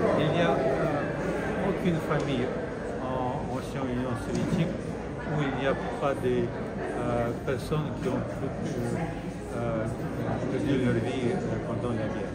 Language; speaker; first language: French; non-native, fluent; Russian